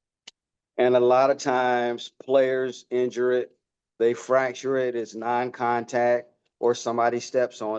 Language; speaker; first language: English; native; English